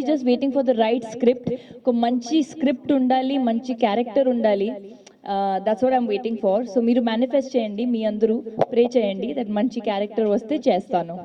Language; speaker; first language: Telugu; non-native, fluent; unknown